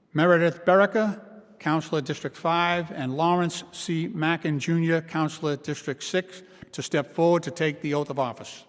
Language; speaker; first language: English; native; English